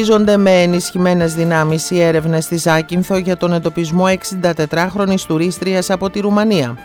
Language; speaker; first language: Greek; native; Greek